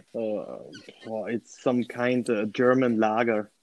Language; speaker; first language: English; non-native, fluent; Italian